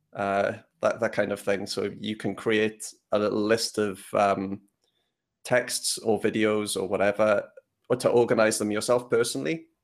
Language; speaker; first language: English; native; English